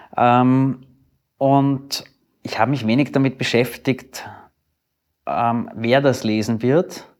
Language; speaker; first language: German; native; German